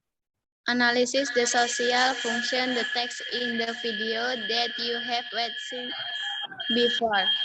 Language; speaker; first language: English; non-native, learner; Indonesian